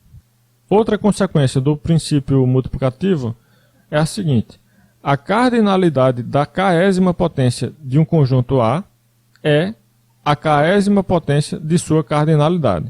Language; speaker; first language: Portuguese; native; Portuguese